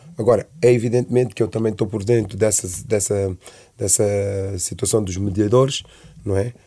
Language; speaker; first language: Portuguese; early bilingual, other home language; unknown